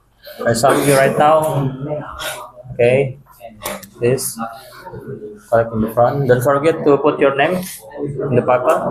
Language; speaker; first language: English; non-native, fluent; Indonesian